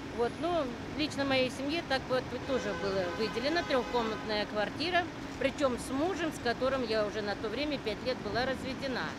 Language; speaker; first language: Russian; native; Russian